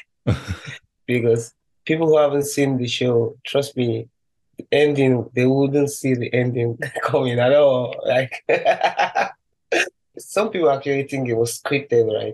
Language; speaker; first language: English; non-native, local second language; Igbo